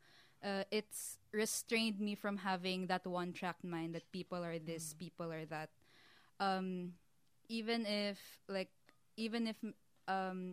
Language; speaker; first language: English; non-native, local second language; Filipino